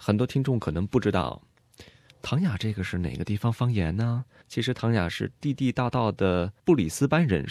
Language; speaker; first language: Chinese; native; Chinese